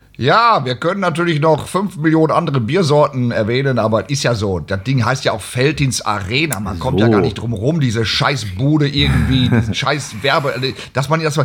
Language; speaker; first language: German; native; German